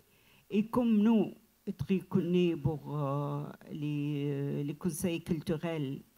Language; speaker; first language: French; non-native, learner; Arabic